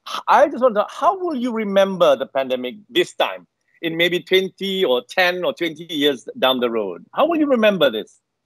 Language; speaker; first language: English; non-native, local second language; Malay